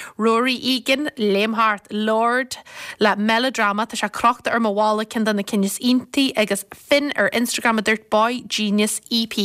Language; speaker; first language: Irish; native; Irish